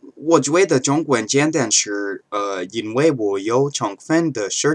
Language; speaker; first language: Chinese; non-native, learner; English